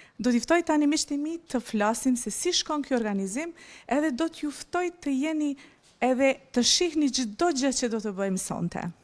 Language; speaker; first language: Albanian; native; Albanian